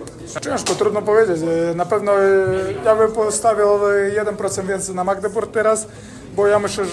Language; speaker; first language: Polish; non-native, fluent; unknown